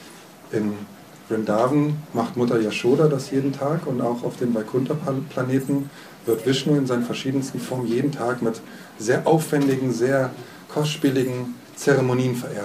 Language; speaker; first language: German; native; German